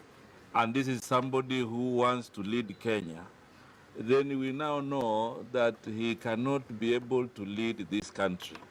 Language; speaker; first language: English; non-native, local second language; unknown